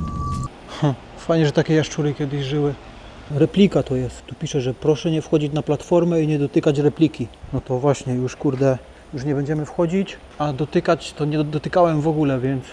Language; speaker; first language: Polish; native; Polish